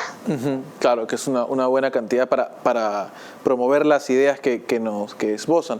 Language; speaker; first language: Spanish; native; Spanish